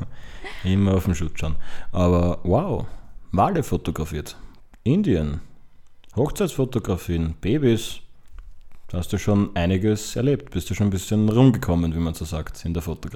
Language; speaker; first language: German; native; German